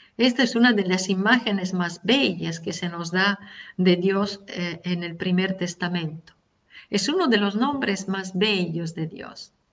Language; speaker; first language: Spanish; non-native, fluent; Italian